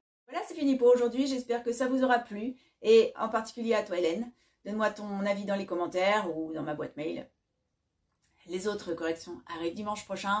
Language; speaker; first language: French; native; French